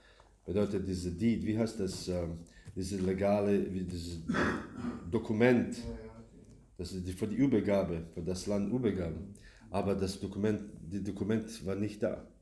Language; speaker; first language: German; non-native, learner; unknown